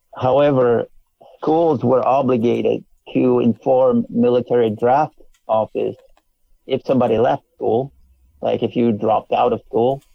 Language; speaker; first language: English; non-native, fluent; Polish